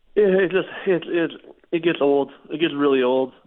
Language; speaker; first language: English; native; English